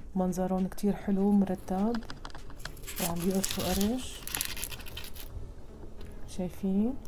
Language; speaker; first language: Arabic; native; Arabic